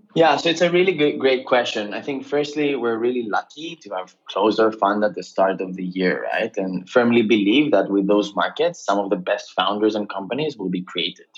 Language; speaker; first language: English; non-native, fluent; Greek